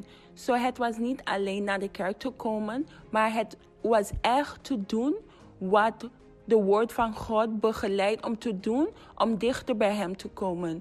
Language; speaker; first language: Dutch; non-native, fluent; English